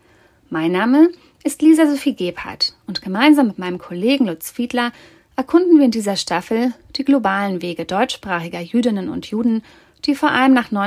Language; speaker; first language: German; native; German